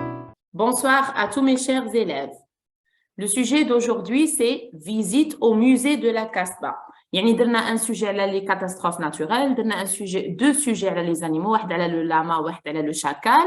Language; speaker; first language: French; non-native, local second language; Arabic